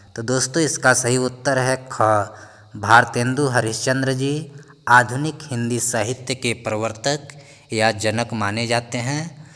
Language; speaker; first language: Hindi; native; Hindi